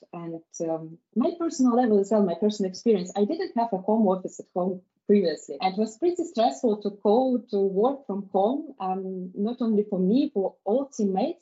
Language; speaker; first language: English; non-native, fluent; Russian